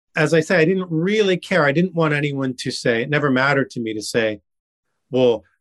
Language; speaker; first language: English; native; English